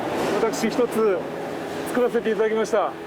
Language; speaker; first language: Japanese; native; Japanese